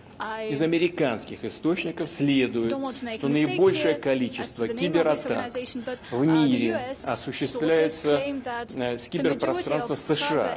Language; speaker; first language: Russian; native; Russian